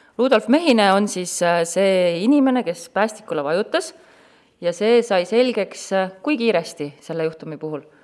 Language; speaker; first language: Estonian; native; Estonian